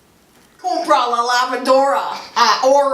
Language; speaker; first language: Spanish; non-native, learner; English